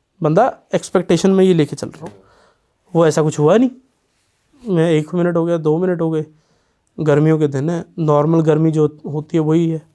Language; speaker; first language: Hindi; non-native, local second language; Punjabi